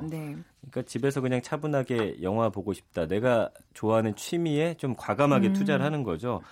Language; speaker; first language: Korean; native; Korean